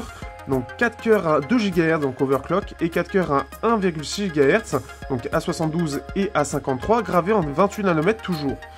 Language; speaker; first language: French; native; French